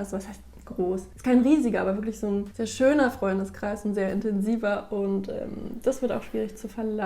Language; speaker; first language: German; native; German